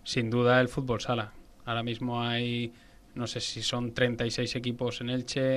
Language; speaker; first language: Spanish; native; Spanish